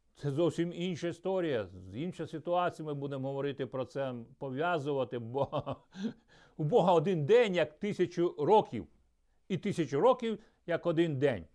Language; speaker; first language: Ukrainian; early bilingual, other home language; Russian